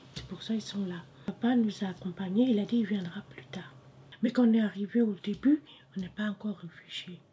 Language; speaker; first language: French; non-native, fluent; Khmer